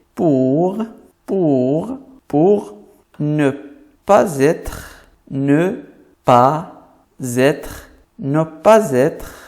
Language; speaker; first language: French; non-native, fluent; Arabic